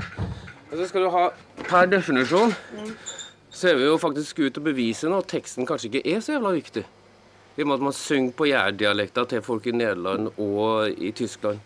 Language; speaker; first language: Norwegian; native; Norwegian